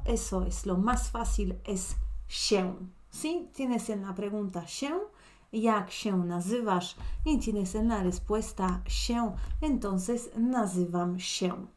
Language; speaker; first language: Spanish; non-native, fluent; Polish